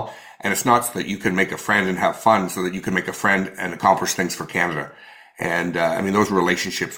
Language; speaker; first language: English; native; English